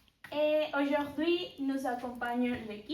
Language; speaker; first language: French; non-native, learner; Spanish